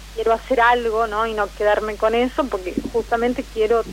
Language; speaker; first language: Spanish; native; Spanish